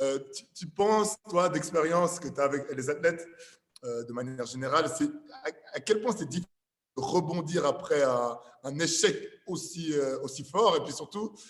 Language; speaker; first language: French; native; French